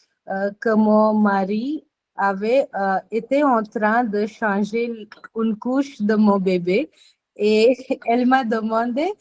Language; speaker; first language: French; non-native, fluent; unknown